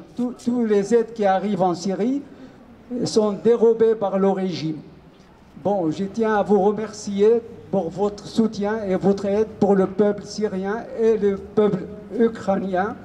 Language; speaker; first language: French; non-native, fluent; Arabic